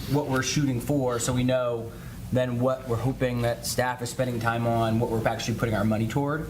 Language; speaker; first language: English; native; English